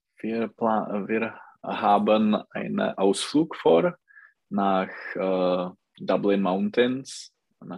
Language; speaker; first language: German; non-native, learner; Czech